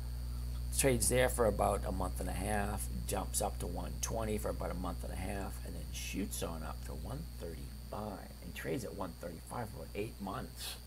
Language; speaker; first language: English; native; English